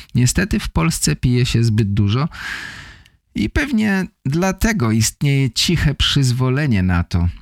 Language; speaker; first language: Polish; native; Polish